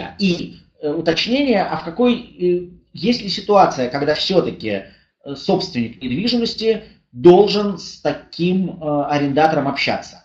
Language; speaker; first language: Russian; native; Russian